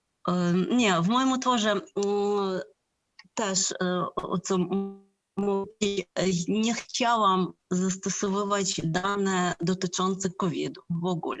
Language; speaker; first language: Polish; non-native, fluent; Ukrainian